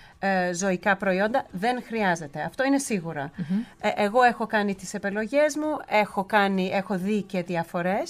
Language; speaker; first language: Greek; early bilingual, heritage; Greek